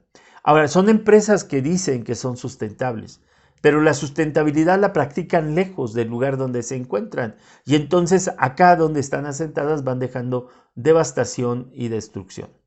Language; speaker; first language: Spanish; native; Spanish